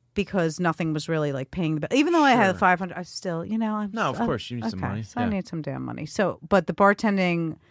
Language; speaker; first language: English; native; English